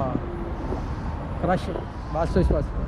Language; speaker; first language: Russian; non-native, learner; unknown